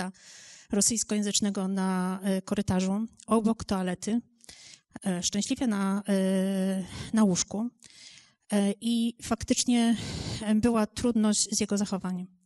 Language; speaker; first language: Polish; native; Polish